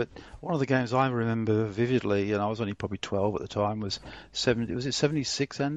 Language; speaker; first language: English; native; English